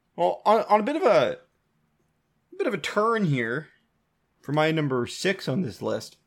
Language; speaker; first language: English; native; English